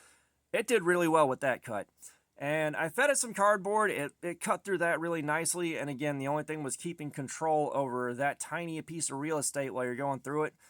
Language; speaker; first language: English; native; English